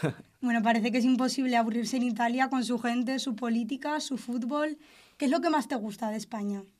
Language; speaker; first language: Spanish; native; Spanish